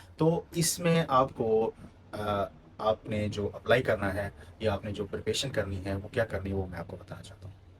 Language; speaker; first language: Urdu; non-native, local second language; Punjabi